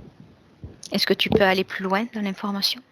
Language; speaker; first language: French; native; French